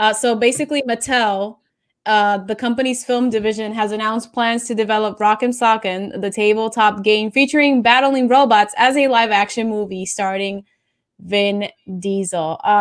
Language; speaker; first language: English; non-native, local second language; Spanish